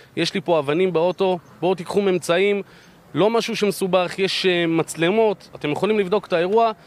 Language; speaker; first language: Hebrew; native; Hebrew